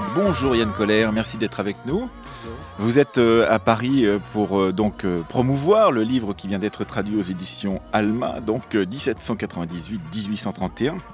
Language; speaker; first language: French; native; French